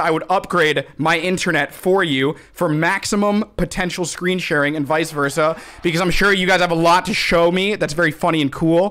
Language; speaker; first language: English; native; English